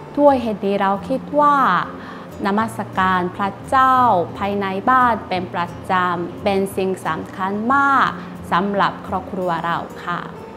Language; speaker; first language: Thai; non-native, fluent; Korean